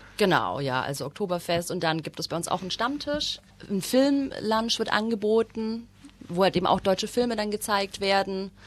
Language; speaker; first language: German; native; German